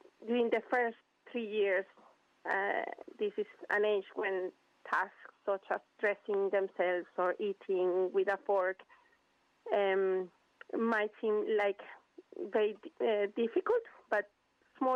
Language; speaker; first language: English; non-native, fluent; Spanish